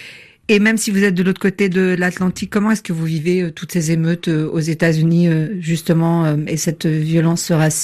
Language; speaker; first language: French; native; French